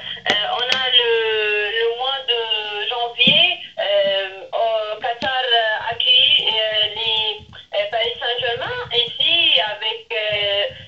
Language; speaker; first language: French; non-native, local second language; Arabic